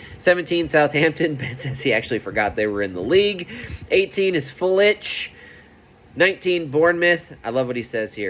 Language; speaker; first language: English; native; English